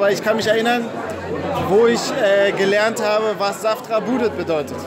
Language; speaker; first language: German; native; German